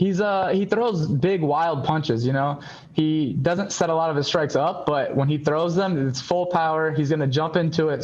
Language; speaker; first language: English; native; English